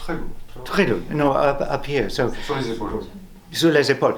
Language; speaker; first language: French; non-native, learner; English